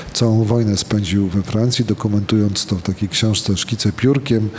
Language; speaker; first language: Polish; native; Polish